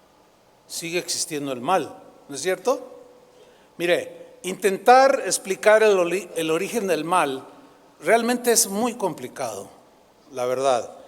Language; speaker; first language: Spanish; native; Spanish